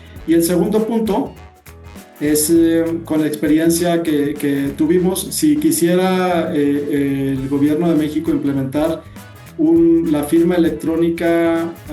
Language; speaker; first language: Spanish; native; Spanish